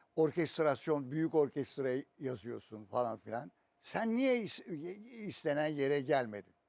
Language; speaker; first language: Turkish; native; Turkish